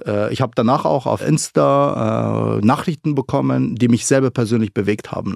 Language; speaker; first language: German; early bilingual, other home language; Arabic